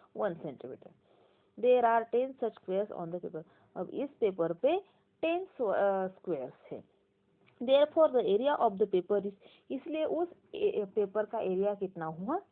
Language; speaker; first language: Hindi; non-native, local second language; Marathi